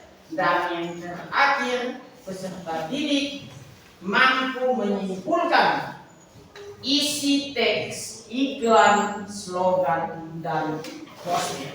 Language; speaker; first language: Indonesian; native; Indonesian